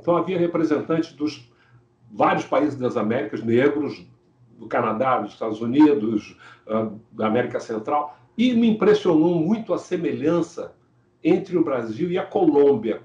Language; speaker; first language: Portuguese; native; Portuguese